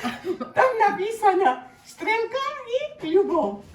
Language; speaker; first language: Russian; non-native, local second language; Georgian